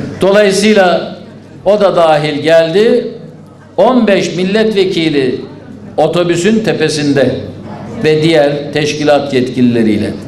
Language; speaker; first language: Turkish; native; Turkish